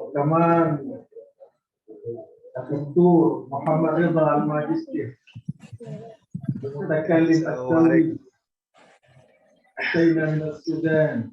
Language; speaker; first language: Arabic; non-native, fluent; Indonesian